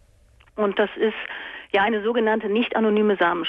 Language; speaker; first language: German; native; German